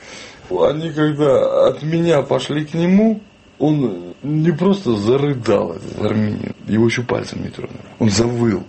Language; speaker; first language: Russian; non-native, local second language; Chechen